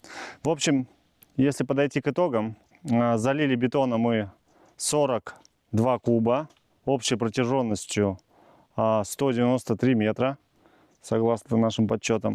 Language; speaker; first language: Russian; native; Russian